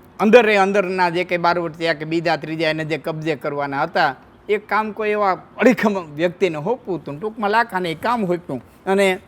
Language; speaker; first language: Gujarati; native; Gujarati